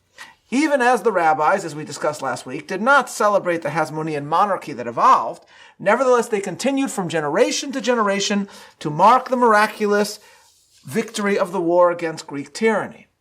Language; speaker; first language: English; native; English